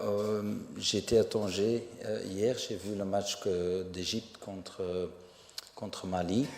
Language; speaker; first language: French; non-native, fluent; Arabic